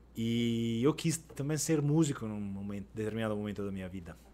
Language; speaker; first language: Portuguese; non-native, fluent; Italian